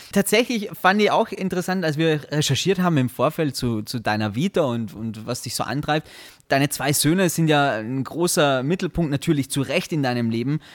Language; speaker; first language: German; native; German